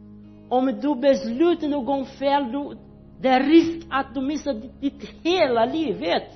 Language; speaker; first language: Swedish; non-native, learner; Portuguese